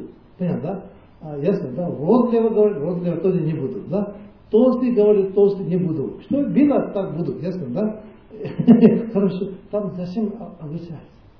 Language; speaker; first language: Russian; non-native, learner; Tibetan